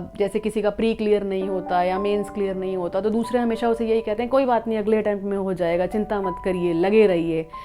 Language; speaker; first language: Hindi; non-native, local second language; Punjabi